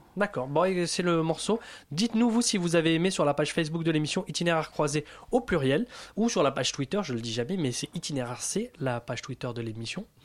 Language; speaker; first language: French; native; French